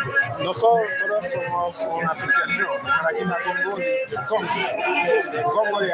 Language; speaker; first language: Spanish; non-native, learner; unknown